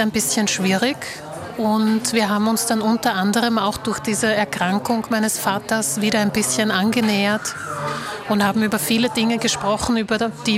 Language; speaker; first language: German; early bilingual, other home language; Slovak